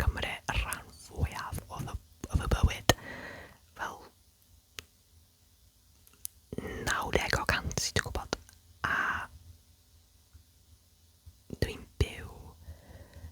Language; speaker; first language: Welsh; non-native, local second language; English